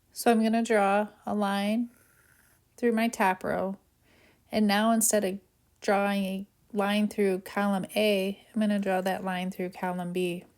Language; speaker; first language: English; native; English